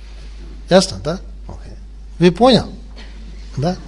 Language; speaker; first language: Russian; non-native, learner; Tibetan